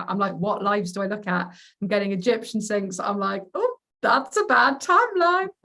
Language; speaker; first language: English; native; English